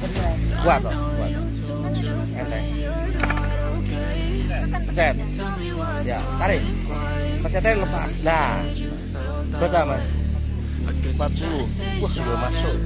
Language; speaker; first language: Indonesian; non-native, local second language; Javanese